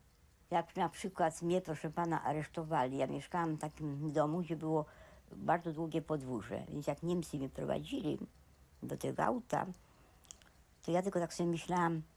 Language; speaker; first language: Polish; native; Polish